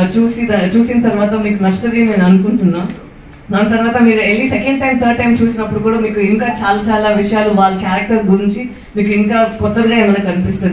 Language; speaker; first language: Telugu; non-native, local second language; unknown